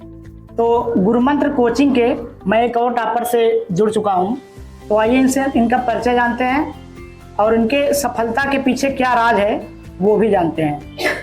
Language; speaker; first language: Hindi; native; Hindi